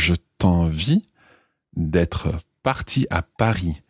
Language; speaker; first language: French; non-native, fluent; English